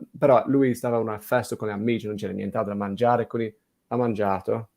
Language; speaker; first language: Italian; non-native, fluent; English